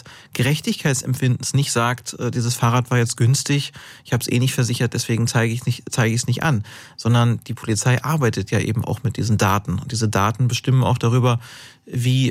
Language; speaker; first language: German; native; German